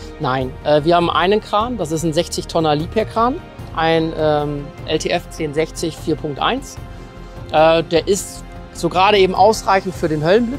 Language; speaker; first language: German; native; German